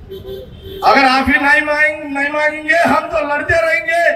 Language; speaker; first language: Hindi; non-native, local second language; Telugu